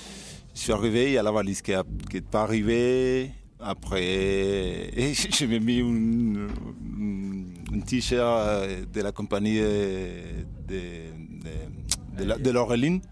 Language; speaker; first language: French; non-native, learner; Spanish